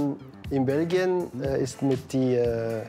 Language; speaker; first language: German; non-native, learner; Dutch